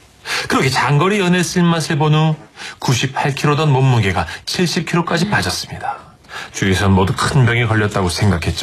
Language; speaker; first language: Korean; native; Korean